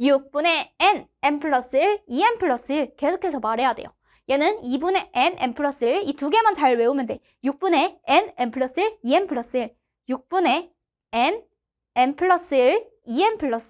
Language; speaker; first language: Korean; native; Korean